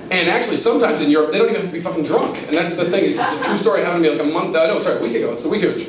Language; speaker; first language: English; native; English